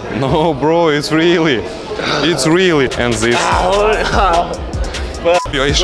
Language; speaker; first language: English; non-native, learner; Russian